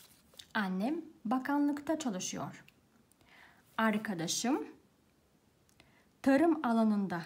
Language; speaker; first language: Turkish; non-native, fluent; Bulgarian